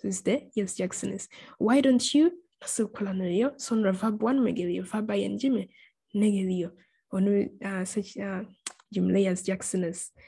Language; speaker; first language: Turkish; non-native, fluent; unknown